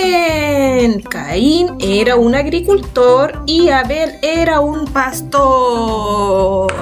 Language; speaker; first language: Spanish; native; Spanish